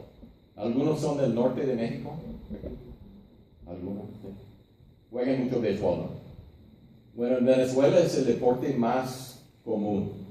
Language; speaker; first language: Spanish; non-native, fluent; English